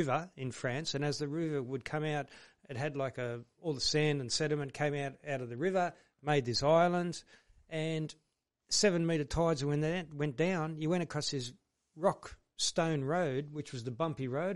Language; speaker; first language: English; native; English